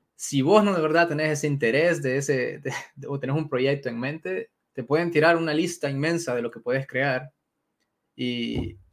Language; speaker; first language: Spanish; native; Spanish